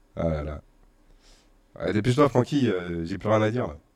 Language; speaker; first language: French; native; French